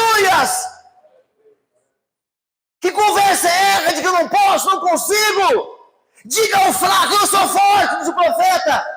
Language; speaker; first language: Portuguese; native; Portuguese